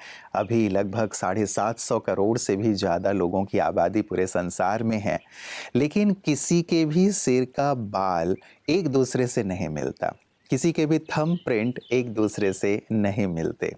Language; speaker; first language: Hindi; native; Hindi